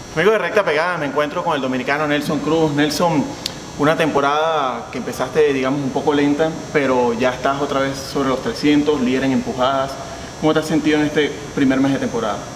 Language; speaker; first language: Spanish; native; Spanish